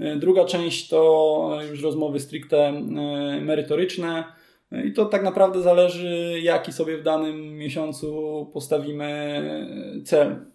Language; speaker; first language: Polish; native; Polish